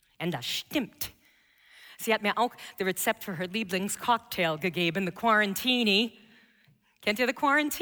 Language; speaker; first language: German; non-native, fluent; English